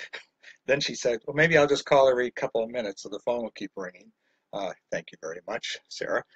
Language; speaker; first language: English; native; English